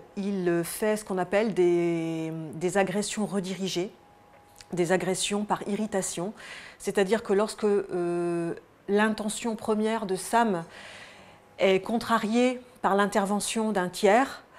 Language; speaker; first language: French; native; French